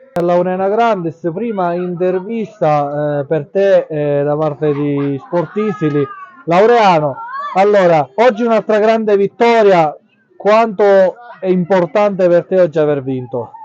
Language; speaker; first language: Italian; native; Italian